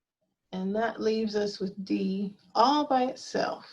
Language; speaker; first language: English; native; English